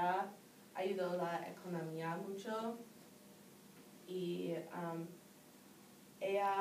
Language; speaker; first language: Spanish; non-native, learner; English